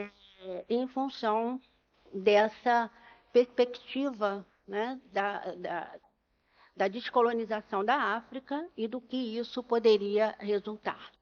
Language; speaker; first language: Portuguese; native; Portuguese